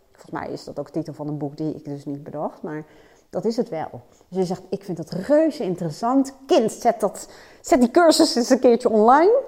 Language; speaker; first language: Dutch; native; Dutch